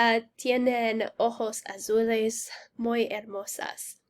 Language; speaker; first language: Spanish; non-native, learner; English